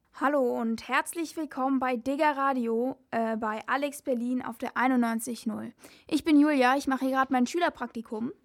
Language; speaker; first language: German; native; German